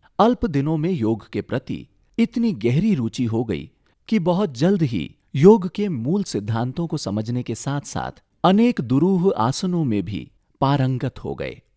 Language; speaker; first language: Hindi; native; Hindi